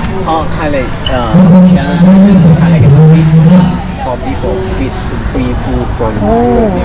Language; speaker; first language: English; non-native, learner; Thai